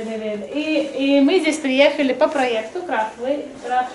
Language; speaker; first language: Russian; non-native, local second language; Lithuanian